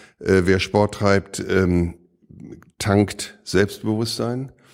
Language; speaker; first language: German; native; German